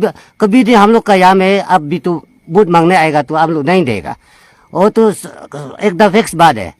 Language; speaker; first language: Hindi; non-native, local second language; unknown